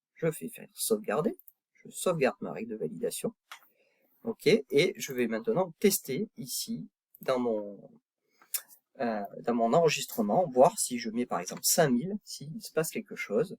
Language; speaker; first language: French; native; French